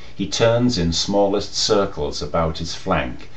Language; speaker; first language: English; native; English